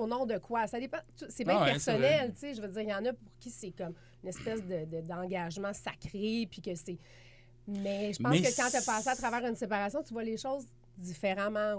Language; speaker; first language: French; native; French